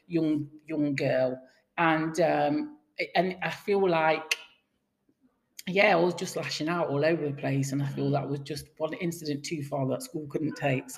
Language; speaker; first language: English; native; English